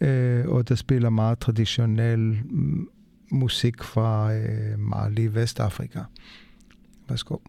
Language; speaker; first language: Danish; non-native, fluent; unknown